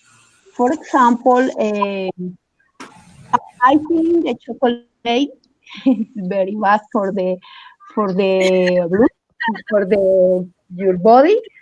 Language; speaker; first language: English; non-native, learner; Spanish